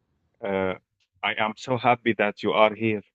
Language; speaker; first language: English; non-native, fluent; Arabic